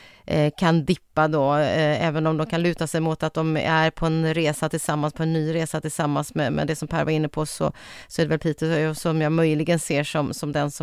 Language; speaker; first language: Swedish; native; Swedish